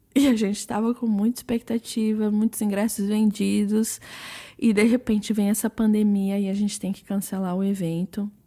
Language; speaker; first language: Portuguese; early bilingual, other home language; English